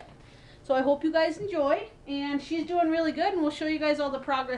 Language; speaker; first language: English; native; English